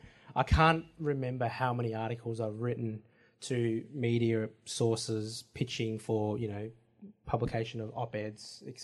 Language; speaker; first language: English; native; English